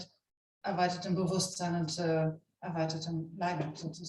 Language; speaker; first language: German; native; German